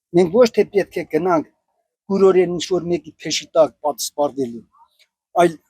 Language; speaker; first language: Armenian; native; Armenian